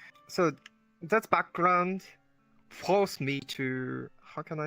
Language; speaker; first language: English; non-native, learner; Japanese